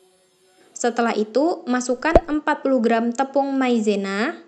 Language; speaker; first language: Indonesian; native; Indonesian